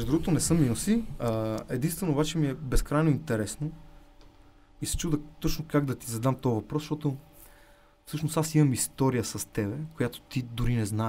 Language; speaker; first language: Bulgarian; native; Bulgarian